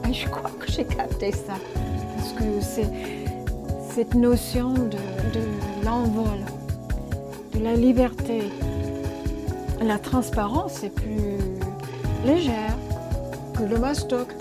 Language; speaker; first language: French; non-native, fluent; English